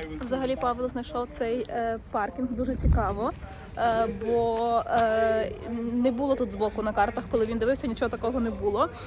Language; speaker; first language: Ukrainian; native; Ukrainian